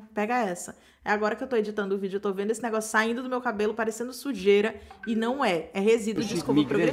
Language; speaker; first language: Portuguese; native; Portuguese